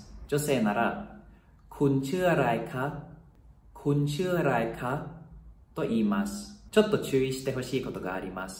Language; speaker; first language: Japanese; non-native, fluent; Thai